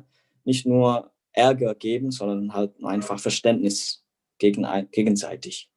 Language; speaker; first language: German; non-native, fluent; Indonesian